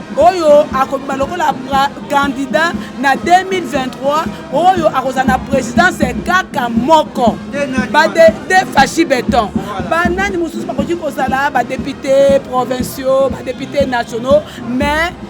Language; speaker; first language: Lingala; native; Lingala